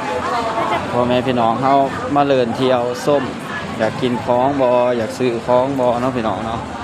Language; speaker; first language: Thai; non-native, local second language; Northeastern Thai